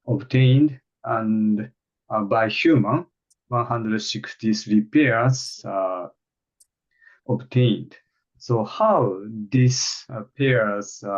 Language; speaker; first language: English; non-native, fluent; Japanese